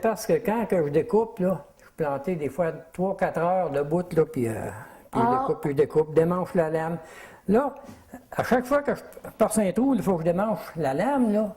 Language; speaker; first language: French; native; French